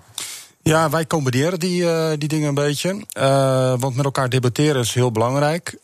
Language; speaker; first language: Dutch; native; Dutch